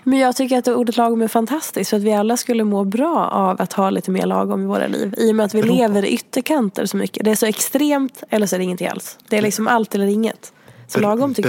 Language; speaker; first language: Swedish; native; Swedish